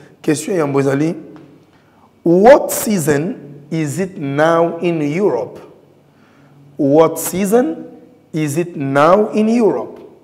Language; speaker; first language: English; non-native, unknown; Lingala